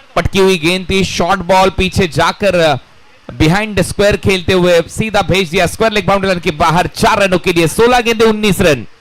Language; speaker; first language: Hindi; non-native, local second language; Marathi